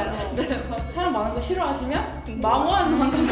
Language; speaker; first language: Korean; non-native, fluent; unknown